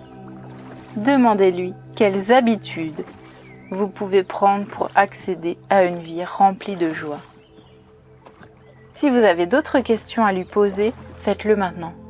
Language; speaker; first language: French; native; French